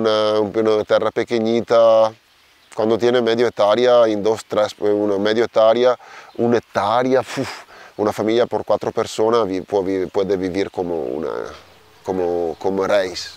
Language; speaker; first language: Spanish; non-native, learner; Italian